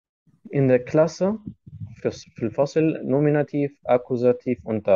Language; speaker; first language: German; non-native, fluent; Arabic